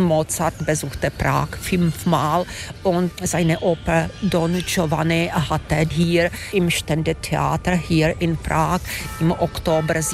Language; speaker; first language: German; non-native, fluent; Czech